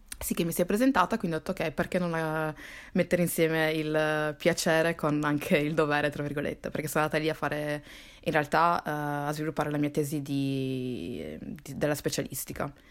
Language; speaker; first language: Italian; early bilingual, other home language; Somali